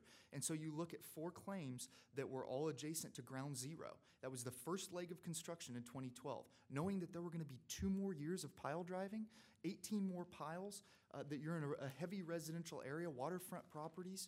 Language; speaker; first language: English; native; English